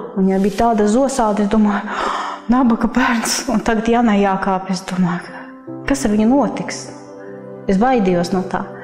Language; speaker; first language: Latvian; non-native, local second language; Russian